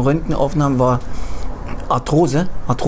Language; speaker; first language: German; non-native, fluent; Russian